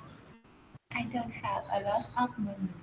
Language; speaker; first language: English; non-native, learner; Vietnamese